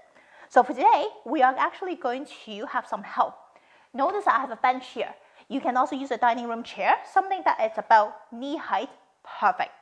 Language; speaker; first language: English; non-native, fluent; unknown